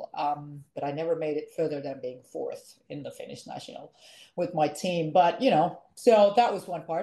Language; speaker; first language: English; non-native, fluent; Finnish